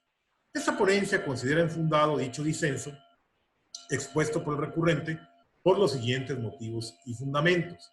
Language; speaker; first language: Spanish; native; Spanish